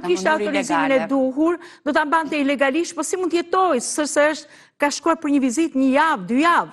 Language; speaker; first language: Albanian; native; Albanian